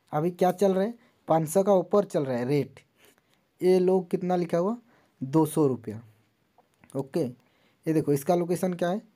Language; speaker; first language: Hindi; non-native, local second language; Bangla